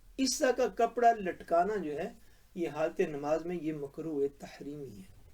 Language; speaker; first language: Urdu; non-native, local second language; Punjabi